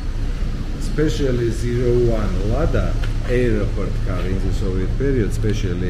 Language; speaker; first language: English; non-native, learner; Georgian